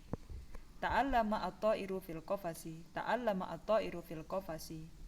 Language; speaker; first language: Arabic; non-native, fluent; Indonesian